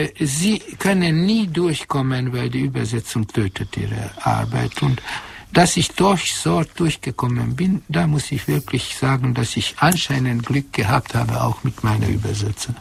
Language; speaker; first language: German; non-native, fluent; Hungarian